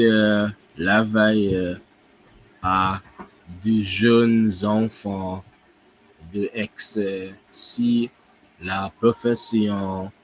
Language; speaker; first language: French; non-native, learner; English